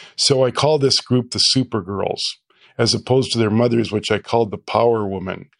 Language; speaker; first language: English; native; English